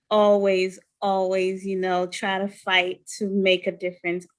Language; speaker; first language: English; non-native, fluent; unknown